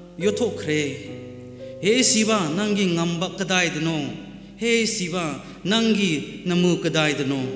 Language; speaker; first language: Manipuri; non-native, local second language; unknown